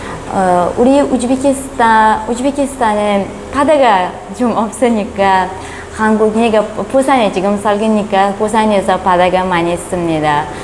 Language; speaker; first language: Korean; non-native, learner; Uzbek